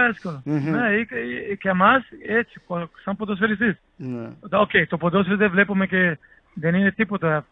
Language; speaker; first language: Greek; non-native, learner; Portuguese